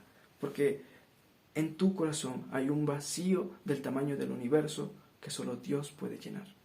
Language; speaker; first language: Spanish; native; Spanish